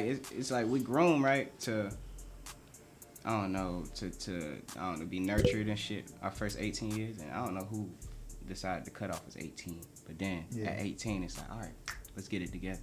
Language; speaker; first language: English; native; English